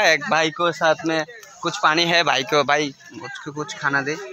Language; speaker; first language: Hindi; non-native, learner; Bangla